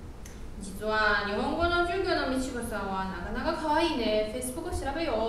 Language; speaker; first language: Japanese; non-native, learner; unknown